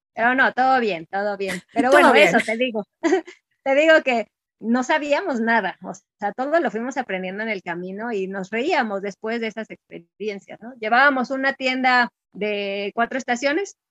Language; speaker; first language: Spanish; native; Spanish